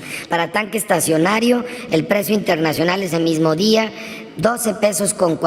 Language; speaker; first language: Spanish; native; Spanish